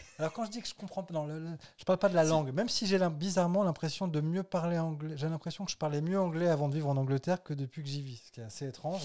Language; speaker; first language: French; native; French